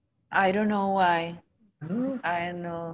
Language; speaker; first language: English; non-native, learner; Spanish